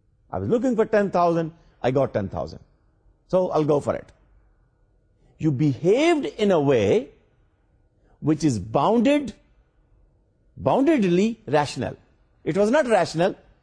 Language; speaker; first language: English; non-native, local second language; Urdu